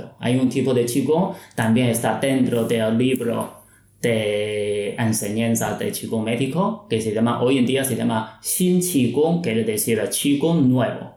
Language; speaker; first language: Spanish; non-native, fluent; Chinese